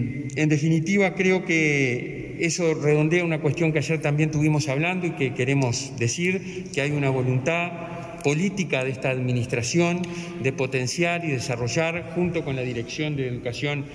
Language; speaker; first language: Spanish; native; Spanish